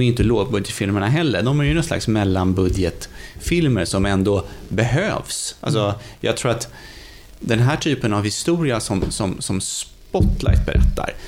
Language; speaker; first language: Swedish; native; Swedish